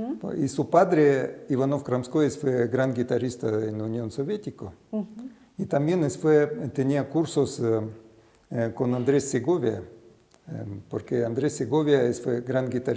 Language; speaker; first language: Spanish; non-native, fluent; Russian